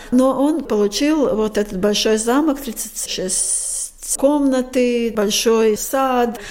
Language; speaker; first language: Russian; non-native, fluent; Latvian